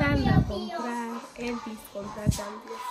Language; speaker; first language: Spanish; native; Spanish